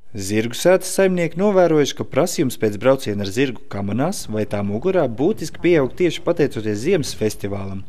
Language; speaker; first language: Latvian; native; Latvian